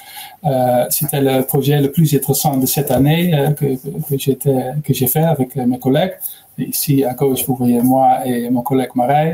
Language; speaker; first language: French; non-native, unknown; Dutch